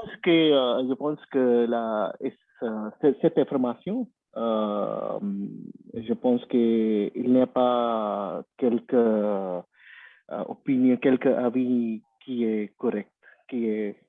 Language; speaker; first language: French; non-native, learner; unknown